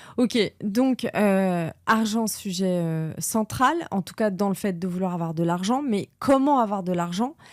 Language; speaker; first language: French; native; French